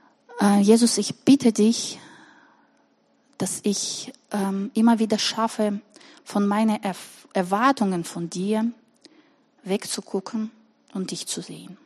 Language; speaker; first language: German; non-native, fluent; Russian